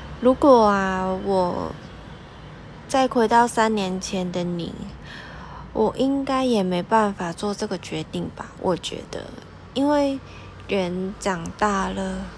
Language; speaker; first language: Chinese; non-native, local second language; Cantonese